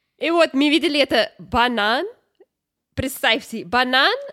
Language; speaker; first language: Russian; non-native, learner; English